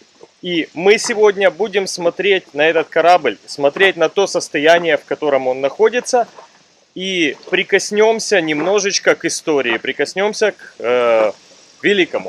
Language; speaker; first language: Russian; native; Russian